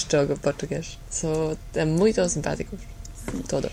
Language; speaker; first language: Portuguese; non-native, learner; Slovak